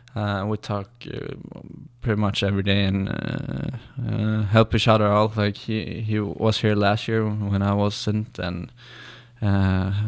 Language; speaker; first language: English; non-native, learner; Swedish